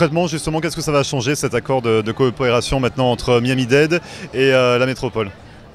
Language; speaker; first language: French; native; French